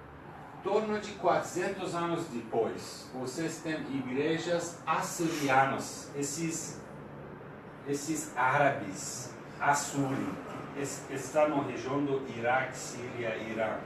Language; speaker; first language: Portuguese; non-native, fluent; Persian